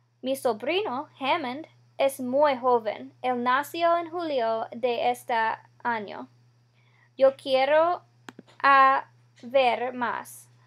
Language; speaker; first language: Spanish; non-native, learner; English